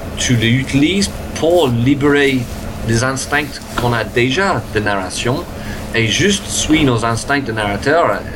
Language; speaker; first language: French; non-native, fluent; English